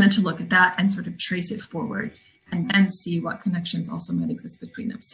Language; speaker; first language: English; native; English